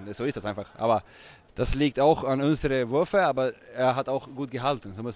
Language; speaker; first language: German; non-native, fluent; Swedish